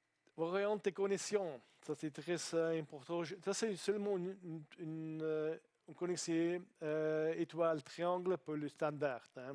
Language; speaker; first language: French; non-native, learner; Italian